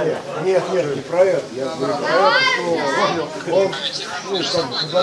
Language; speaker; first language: Russian; native; Russian